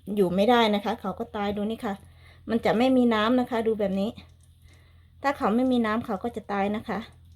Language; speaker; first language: Thai; native; Thai